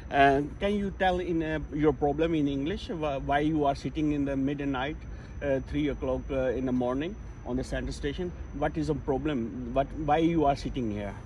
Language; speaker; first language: English; non-native, learner; Urdu